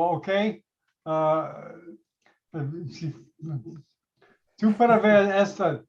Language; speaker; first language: Spanish; non-native, learner; English